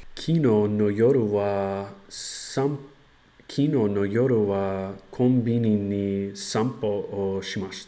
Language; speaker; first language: Japanese; non-native, learner; English